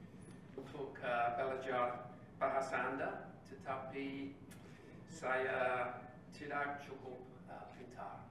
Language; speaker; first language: Indonesian; non-native, learner; English